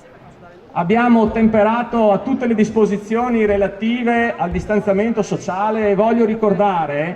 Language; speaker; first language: Italian; native; Italian